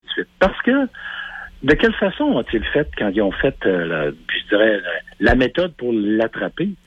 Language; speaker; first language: French; native; French